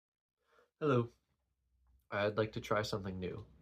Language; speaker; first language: English; native; English